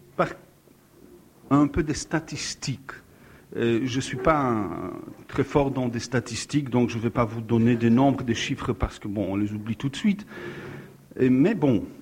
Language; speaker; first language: French; non-native, fluent; Polish